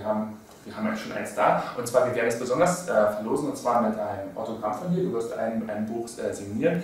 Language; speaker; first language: German; native; German